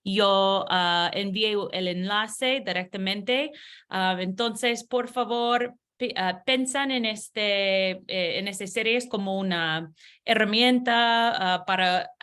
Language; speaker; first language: Spanish; non-native, learner; English